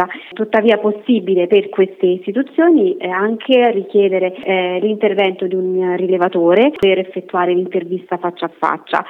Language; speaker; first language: Italian; native; Italian